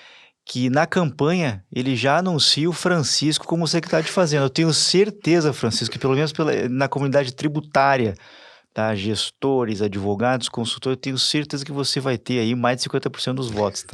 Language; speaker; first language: Portuguese; native; Portuguese